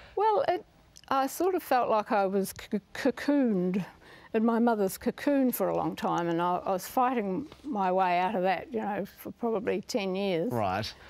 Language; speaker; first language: English; native; English